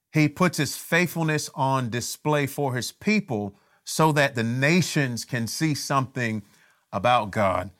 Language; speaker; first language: English; native; English